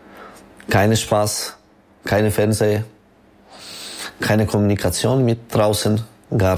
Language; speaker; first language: German; non-native, learner; French